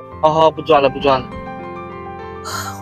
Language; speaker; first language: Chinese; native; Chinese